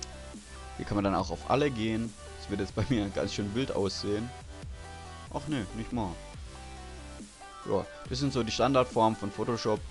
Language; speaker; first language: German; native; German